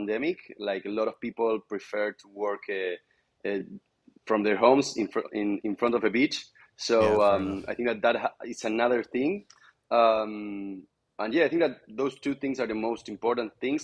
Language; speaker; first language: English; non-native, fluent; Spanish